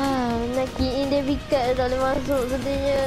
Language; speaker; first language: Malay; native; Malay